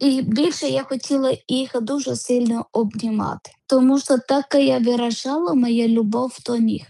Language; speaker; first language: Ukrainian; non-native, learner; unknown